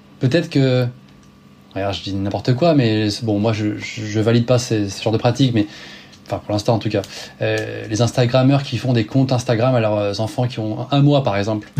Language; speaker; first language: French; native; French